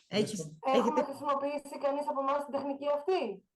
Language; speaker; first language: Greek; native; Greek